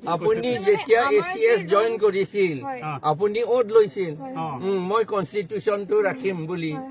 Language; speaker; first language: Assamese; non-native, local second language; Karbi